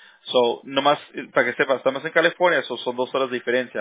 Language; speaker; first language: Spanish; early bilingual, heritage; Spanish